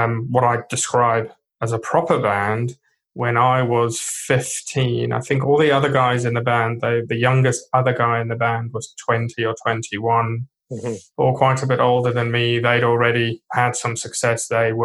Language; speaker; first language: English; non-native, local second language; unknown